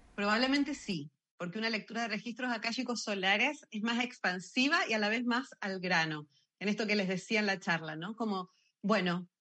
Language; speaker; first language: Spanish; native; Spanish